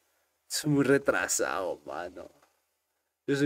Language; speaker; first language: Spanish; native; Spanish